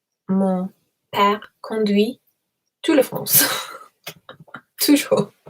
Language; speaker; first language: French; non-native, learner; English